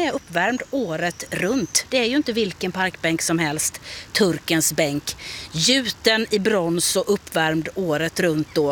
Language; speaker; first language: Swedish; native; Swedish